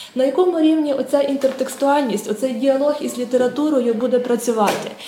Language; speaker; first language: Ukrainian; native; Ukrainian